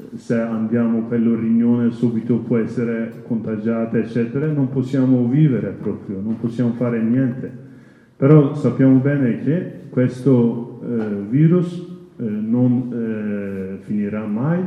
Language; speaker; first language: Italian; non-native, learner; Kurdish